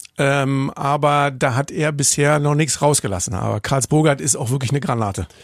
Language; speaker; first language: German; native; German